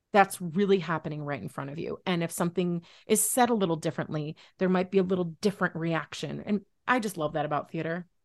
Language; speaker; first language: English; native; English